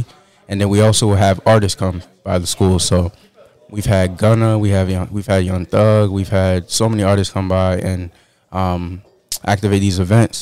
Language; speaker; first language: English; native; English